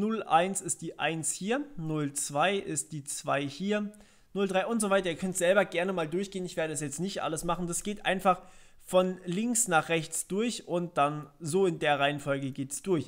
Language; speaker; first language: German; native; German